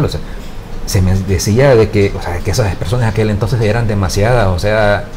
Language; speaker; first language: Spanish; native; Spanish